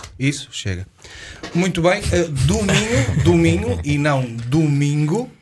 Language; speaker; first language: Portuguese; native; Portuguese